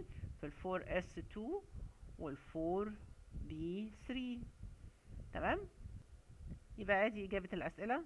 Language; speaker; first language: Arabic; native; Arabic